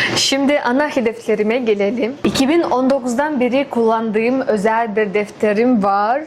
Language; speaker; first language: Turkish; non-native, fluent; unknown